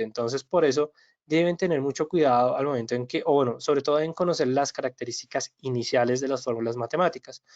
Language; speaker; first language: Spanish; native; Spanish